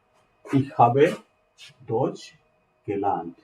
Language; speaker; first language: German; non-native, fluent; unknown